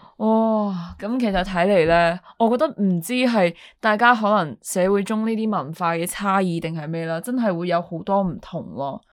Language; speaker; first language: Cantonese; non-native, local second language; Chinese